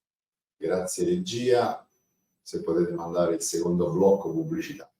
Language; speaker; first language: Italian; native; Italian